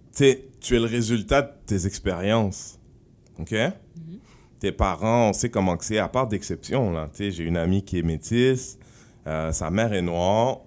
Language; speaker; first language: French; non-native, local second language; Haitian Creole